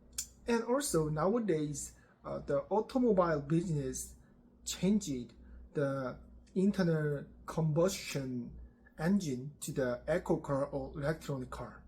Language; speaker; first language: English; non-native, learner; Korean